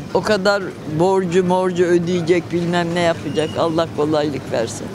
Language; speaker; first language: Turkish; native; Turkish